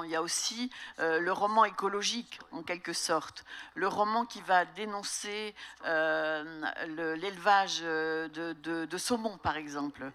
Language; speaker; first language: French; native; French